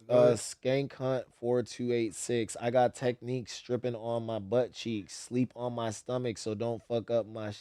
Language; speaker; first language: English; native; English